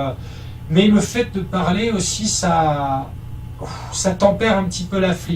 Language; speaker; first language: French; native; French